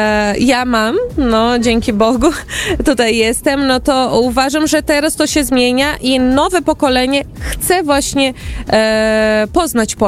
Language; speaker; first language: Polish; early bilingual, heritage; Portuguese